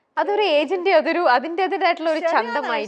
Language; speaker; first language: Malayalam; native; Malayalam